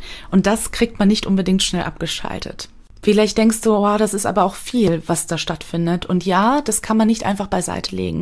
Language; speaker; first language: German; native; German